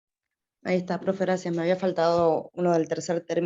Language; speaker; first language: Spanish; native; Spanish